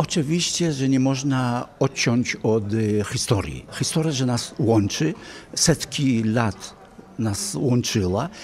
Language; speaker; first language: Polish; early bilingual, heritage; Polish